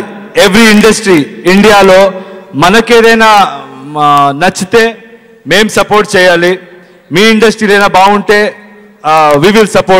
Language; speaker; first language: Telugu; non-native, learner; Kannada